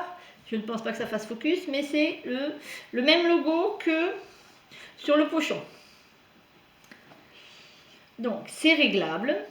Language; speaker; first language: French; native; French